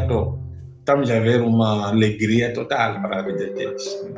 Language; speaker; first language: Portuguese; non-native, local second language; Tsonga